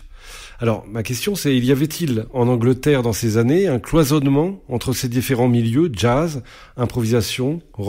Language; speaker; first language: French; native; French